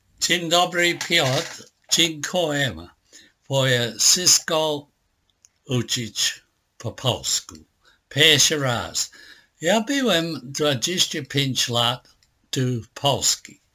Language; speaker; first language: Polish; non-native, learner; English